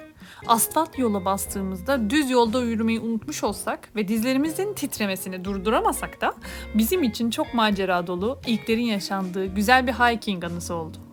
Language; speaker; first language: Turkish; native; Turkish